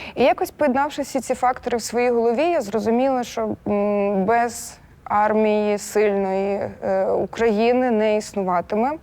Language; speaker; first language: Ukrainian; non-native, local second language; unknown